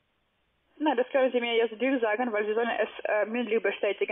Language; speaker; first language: German; non-native, learner; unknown